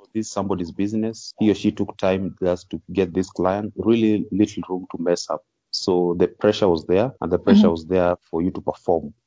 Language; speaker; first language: English; non-native, local second language; Luo (Kenya and Tanzania)